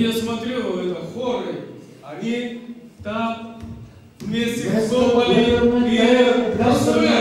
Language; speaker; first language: Russian; non-native, learner; Korean